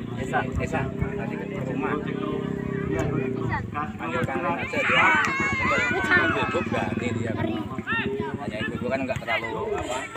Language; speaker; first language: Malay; non-native, local second language; Javanese